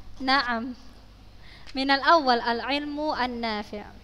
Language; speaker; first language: Arabic; non-native, fluent; Indonesian